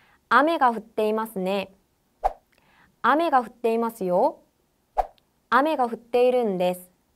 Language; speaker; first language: Japanese; non-native, fluent; Korean